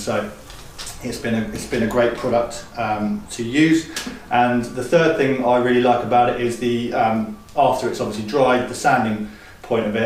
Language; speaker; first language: English; native; English